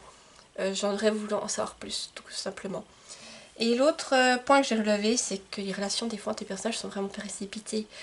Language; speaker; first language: French; native; French